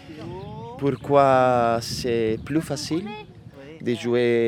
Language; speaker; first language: French; non-native, learner; Italian